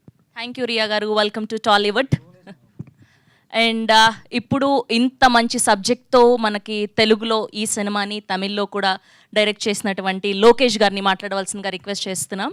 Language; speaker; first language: Telugu; native; Telugu